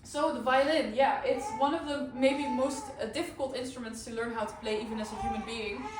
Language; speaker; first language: English; non-native, fluent; Dutch